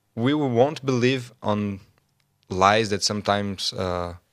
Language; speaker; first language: English; non-native, learner; Portuguese